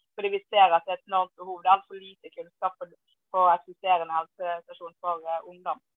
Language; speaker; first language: Norwegian; native; Norwegian